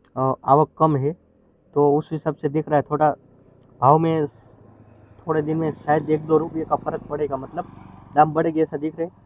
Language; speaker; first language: Hindi; non-native, local second language; Gujarati